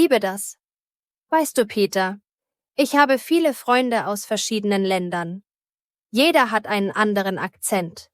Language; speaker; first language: German; native; German